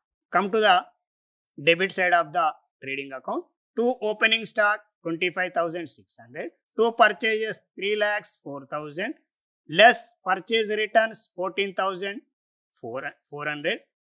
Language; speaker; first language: English; non-native, local second language; Telugu